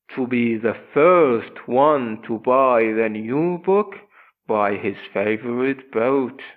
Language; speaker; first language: English; non-native, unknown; Arabic